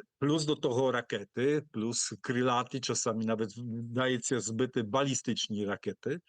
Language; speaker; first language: Polish; non-native, fluent; Ukrainian